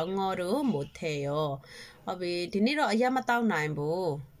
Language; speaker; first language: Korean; non-native, fluent; Burmese